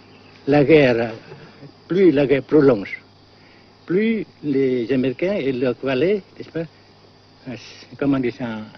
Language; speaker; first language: French; non-native, local second language; Vietnamese